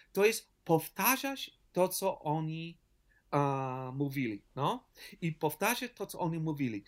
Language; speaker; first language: Polish; non-native, learner; English